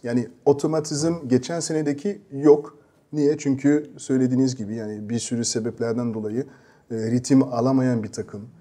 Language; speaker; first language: Turkish; non-native, fluent; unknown